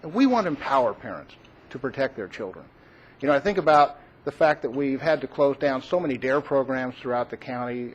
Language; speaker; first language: English; native; English